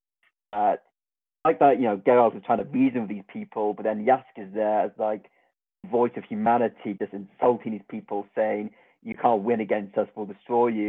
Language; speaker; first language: English; native; English